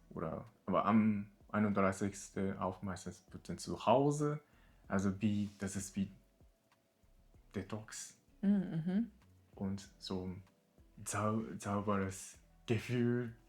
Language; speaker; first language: German; non-native, learner; Japanese